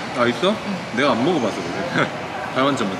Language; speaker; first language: Korean; native; Korean